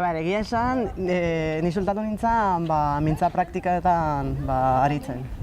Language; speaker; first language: Basque; non-native, local second language; Spanish